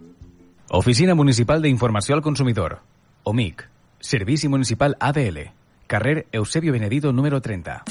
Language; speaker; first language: Catalan; native; Catalan